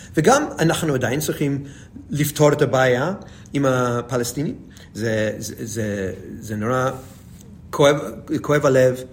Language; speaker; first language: Hebrew; non-native, fluent; English